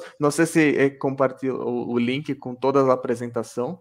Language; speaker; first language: Spanish; non-native, local second language; Portuguese